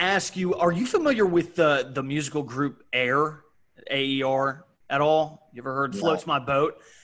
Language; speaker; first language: English; native; English